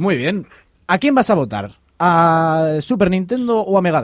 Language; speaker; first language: Spanish; native; Spanish